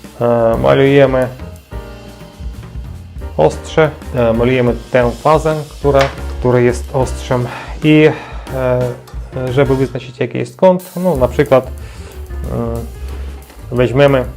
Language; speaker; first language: Polish; non-native, learner; Ukrainian